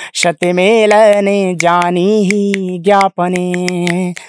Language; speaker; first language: Hindi; native; Hindi